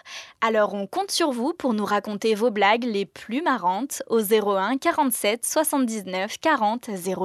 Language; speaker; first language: French; native; French